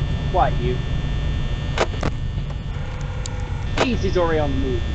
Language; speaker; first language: English; native; English